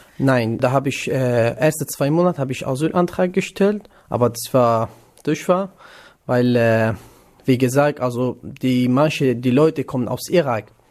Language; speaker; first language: German; non-native, learner; Kurdish